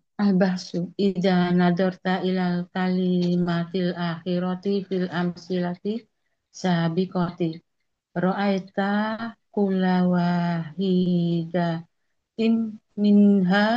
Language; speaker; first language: Arabic; non-native, learner; Indonesian